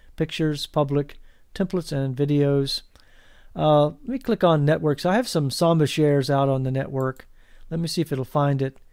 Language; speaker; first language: English; native; English